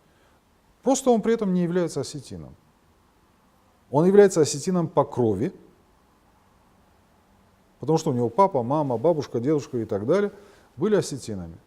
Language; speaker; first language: Russian; non-native, local second language; Ossetic